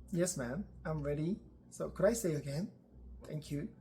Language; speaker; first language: English; non-native, learner; Korean